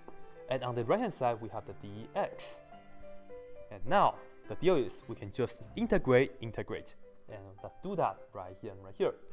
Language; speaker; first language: English; non-native, fluent; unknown